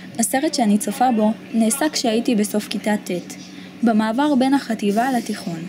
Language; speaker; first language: Hebrew; native; Hebrew